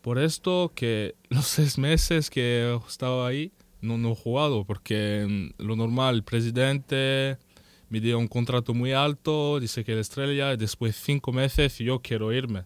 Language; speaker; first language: Spanish; non-native, learner; French